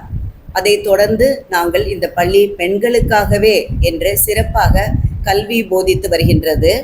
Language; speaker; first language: Tamil; native; Tamil